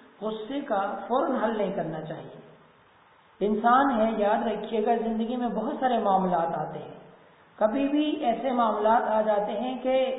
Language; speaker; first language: Urdu; native; Urdu